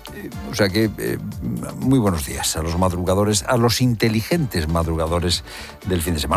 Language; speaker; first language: Spanish; native; Spanish